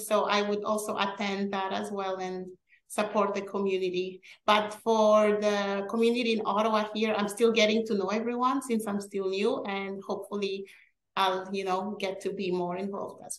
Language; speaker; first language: English; early bilingual, other home language; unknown